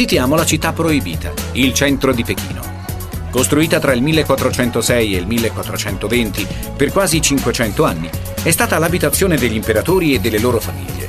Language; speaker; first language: Italian; native; Italian